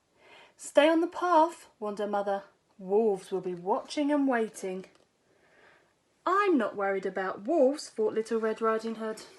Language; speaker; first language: English; native; English